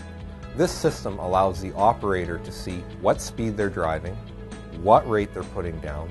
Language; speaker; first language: English; native; English